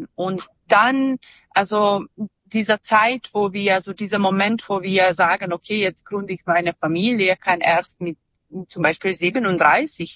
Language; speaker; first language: German; non-native, fluent; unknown